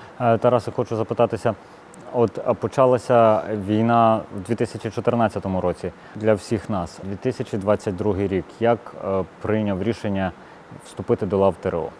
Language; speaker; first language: Ukrainian; native; Ukrainian